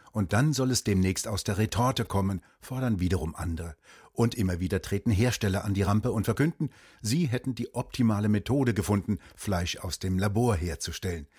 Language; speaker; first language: German; native; German